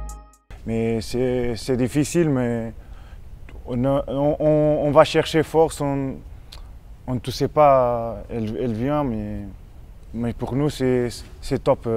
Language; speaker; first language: French; non-native, learner; Portuguese